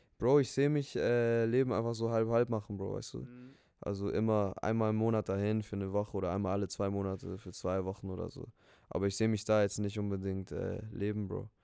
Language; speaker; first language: German; early bilingual, other home language; Spanish